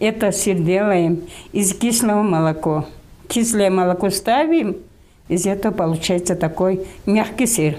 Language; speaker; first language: Russian; non-native, local second language; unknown